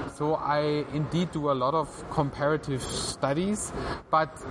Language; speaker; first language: English; non-native, fluent; German